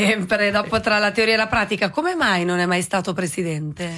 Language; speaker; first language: Italian; native; Italian